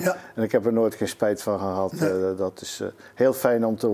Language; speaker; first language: Dutch; native; Dutch